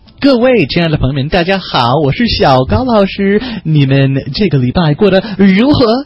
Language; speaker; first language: Chinese; non-native, fluent; English